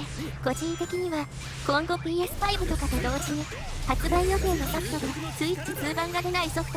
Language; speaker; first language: Japanese; native; Japanese